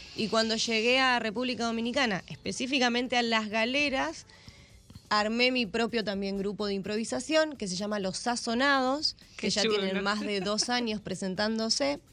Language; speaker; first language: Spanish; native; Spanish